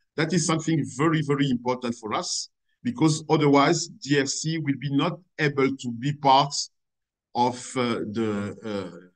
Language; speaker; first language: English; non-native, fluent; French